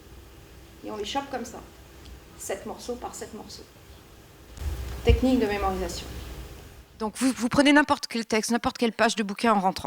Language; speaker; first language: French; native; French